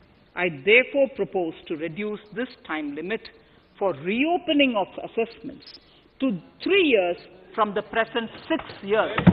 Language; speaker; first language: English; non-native, local second language; Tamil